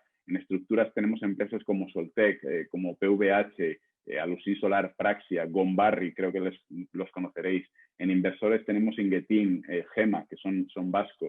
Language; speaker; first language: Spanish; native; Spanish